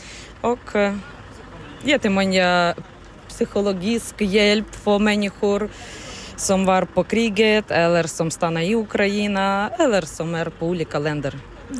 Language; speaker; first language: Swedish; non-native, learner; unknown